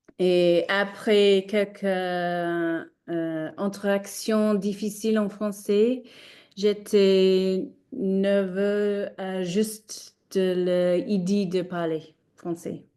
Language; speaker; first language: French; non-native, learner; English